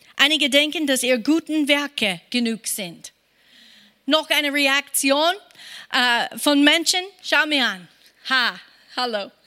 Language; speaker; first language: German; non-native, fluent; English